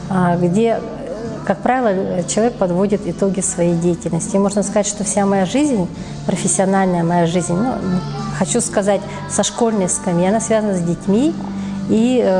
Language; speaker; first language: Russian; native; Russian